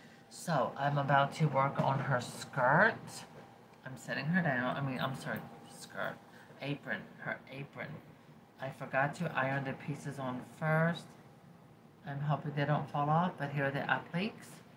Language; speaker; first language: English; early bilingual, other home language; Spanish